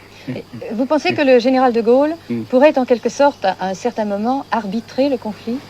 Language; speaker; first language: French; native; French